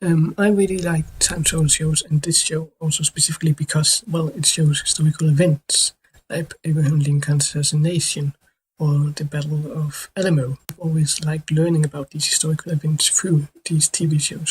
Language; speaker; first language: English; non-native, fluent; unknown